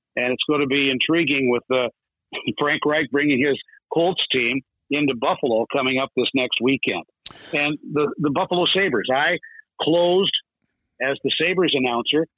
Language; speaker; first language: English; native; English